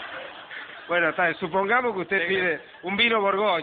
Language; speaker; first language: Spanish; native; Spanish